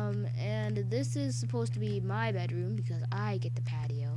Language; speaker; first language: English; native; English